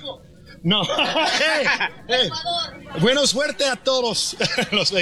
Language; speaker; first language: Spanish; non-native, learner; English